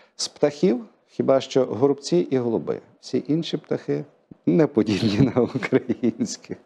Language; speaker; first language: Ukrainian; native; Ukrainian